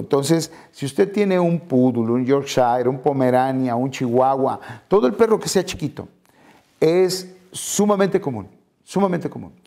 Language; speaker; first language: Spanish; native; Spanish